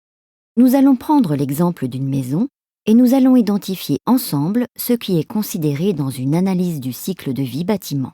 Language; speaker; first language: French; native; French